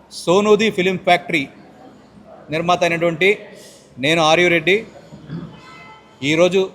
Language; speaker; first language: Telugu; native; Telugu